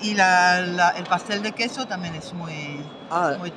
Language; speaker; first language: Spanish; non-native, fluent; German